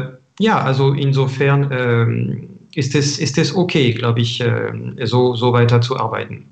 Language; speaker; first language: German; non-native, fluent; French